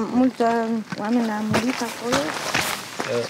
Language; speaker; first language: Romanian; non-native, learner; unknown